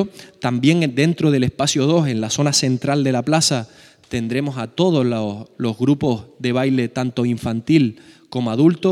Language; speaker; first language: Spanish; native; Spanish